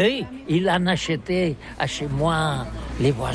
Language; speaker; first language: French; non-native, learner; Catalan